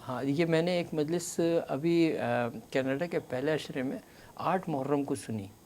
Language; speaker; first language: Urdu; native; Urdu